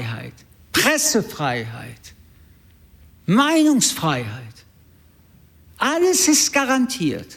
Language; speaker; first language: German; early bilingual, other home language; French